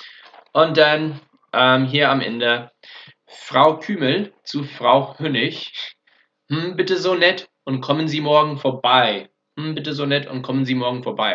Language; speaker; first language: German; non-native, fluent; English